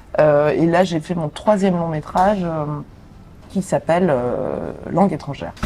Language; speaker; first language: French; native; French